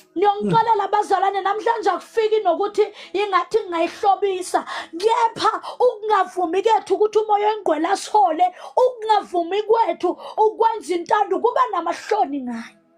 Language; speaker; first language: Zulu; non-native, local second language; Southern Sotho